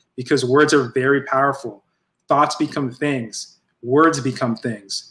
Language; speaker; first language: English; native; English